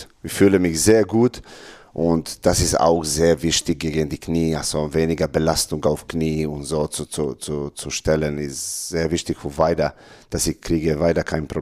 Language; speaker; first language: German; non-native, learner; Serbian